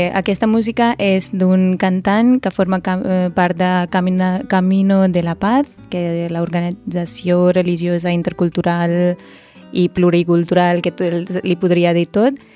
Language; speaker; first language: Catalan; early bilingual, other home language; Punjabi